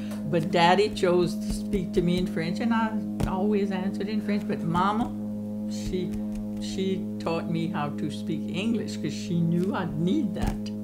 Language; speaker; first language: English; early bilingual, other home language; French